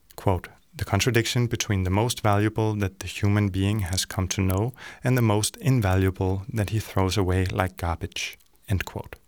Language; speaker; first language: English; non-native, fluent; Danish